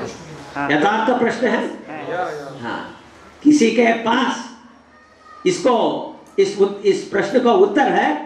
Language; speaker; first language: Hindi; non-native, learner; English